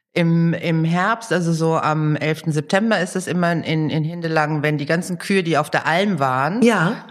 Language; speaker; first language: German; early bilingual, other home language; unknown